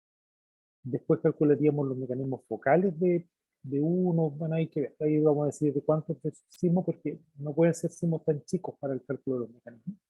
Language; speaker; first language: Spanish; native; Spanish